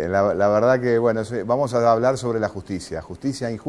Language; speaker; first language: Spanish; native; Spanish